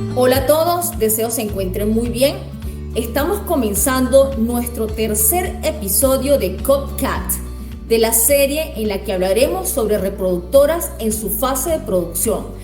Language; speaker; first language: Spanish; native; Spanish